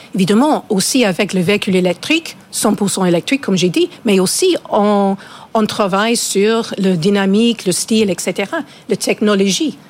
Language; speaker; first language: French; non-native, fluent; English